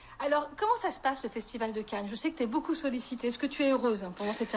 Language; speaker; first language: French; native; French